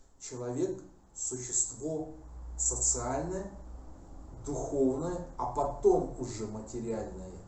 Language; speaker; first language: Russian; non-native, local second language; Kazakh